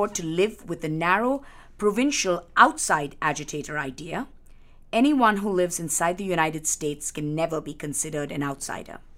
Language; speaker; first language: English; non-native, local second language; Malayalam